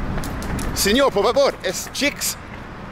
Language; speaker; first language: Spanish; non-native, learner; English